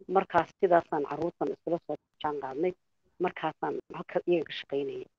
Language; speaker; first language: Somali; native; Somali